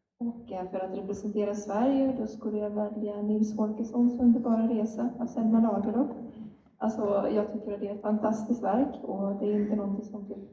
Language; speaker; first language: Swedish; non-native, learner; Ukrainian